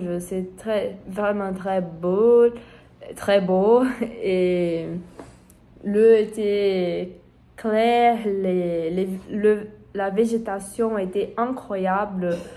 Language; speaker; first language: French; non-native, learner; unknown